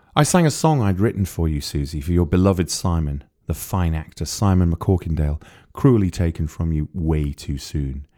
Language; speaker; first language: English; native; English